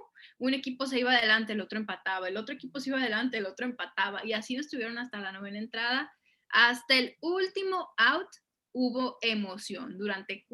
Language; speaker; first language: Spanish; native; Spanish